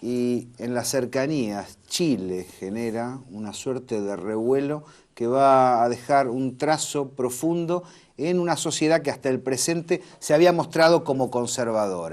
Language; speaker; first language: Spanish; native; Spanish